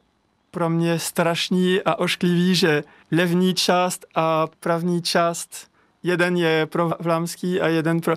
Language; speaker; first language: Czech; non-native, learner; French